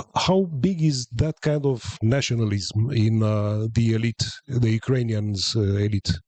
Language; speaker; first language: English; non-native, fluent; Romanian